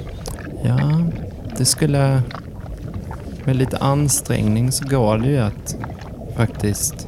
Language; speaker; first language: Swedish; native; Swedish